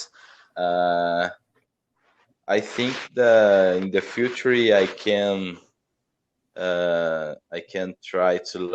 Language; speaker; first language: English; non-native, learner; Portuguese